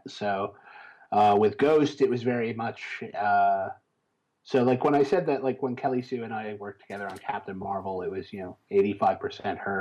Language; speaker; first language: English; native; English